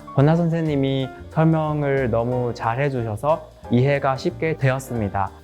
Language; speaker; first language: Korean; non-native, fluent; Chinese